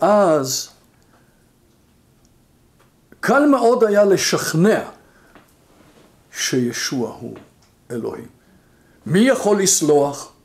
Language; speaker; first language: Hebrew; non-native, fluent; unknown